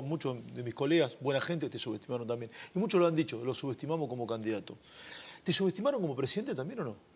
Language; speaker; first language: Spanish; native; Spanish